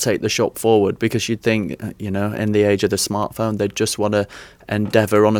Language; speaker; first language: English; native; English